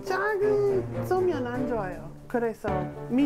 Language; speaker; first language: Korean; non-native, learner; English